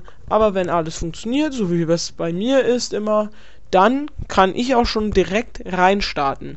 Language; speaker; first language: German; native; German